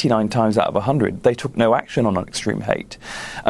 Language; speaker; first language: English; native; English